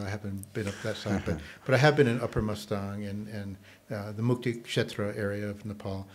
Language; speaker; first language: English; native; English